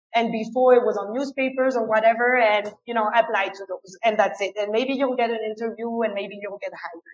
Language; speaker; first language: English; non-native, fluent; French